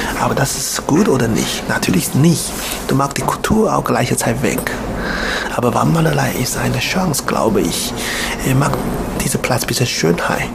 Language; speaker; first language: German; non-native, learner; Chinese